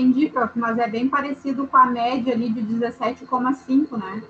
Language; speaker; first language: Portuguese; native; Portuguese